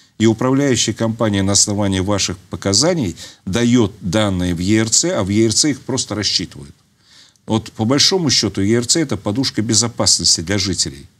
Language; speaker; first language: Russian; native; Russian